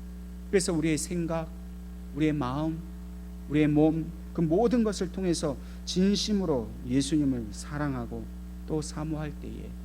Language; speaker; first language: Korean; native; Korean